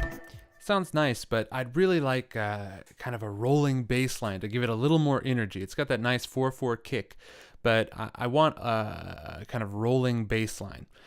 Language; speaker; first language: English; native; English